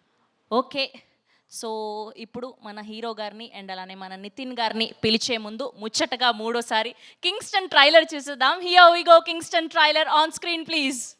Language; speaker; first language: Telugu; native; Telugu